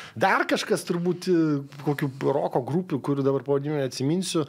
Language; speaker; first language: Lithuanian; native; Lithuanian